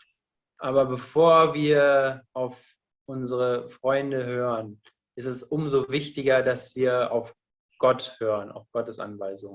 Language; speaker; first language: German; non-native, fluent; Indonesian